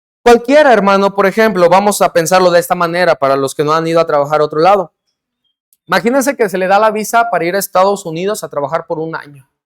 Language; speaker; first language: Spanish; native; Spanish